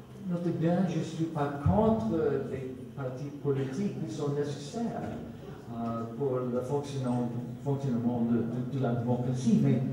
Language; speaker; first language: French; non-native, fluent; Swedish